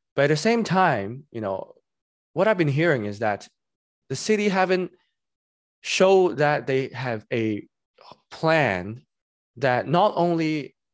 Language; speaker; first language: English; non-native, local second language; Cantonese